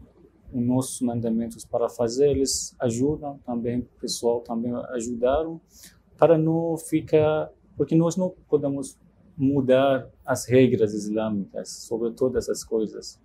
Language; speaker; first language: Portuguese; non-native, learner; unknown